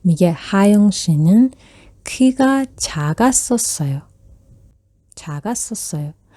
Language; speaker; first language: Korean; non-native, fluent; Persian